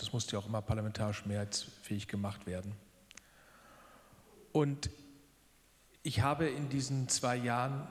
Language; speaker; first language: German; native; German